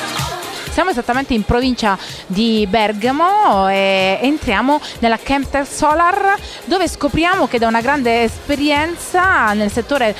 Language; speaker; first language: Italian; native; Italian